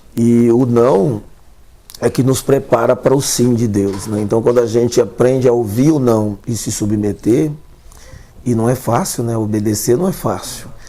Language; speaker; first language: Portuguese; native; Portuguese